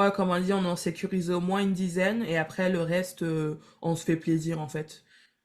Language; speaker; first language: French; native; French